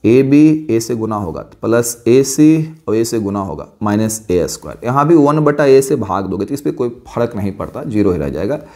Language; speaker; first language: Hindi; native; Hindi